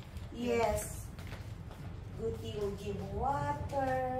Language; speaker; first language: English; non-native, local second language; Hiligaynon